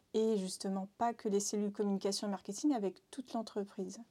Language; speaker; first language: French; native; French